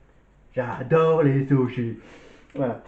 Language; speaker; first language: French; native; French